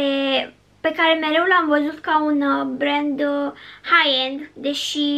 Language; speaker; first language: Romanian; native; Romanian